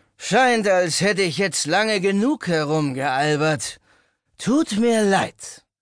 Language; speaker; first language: German; native; German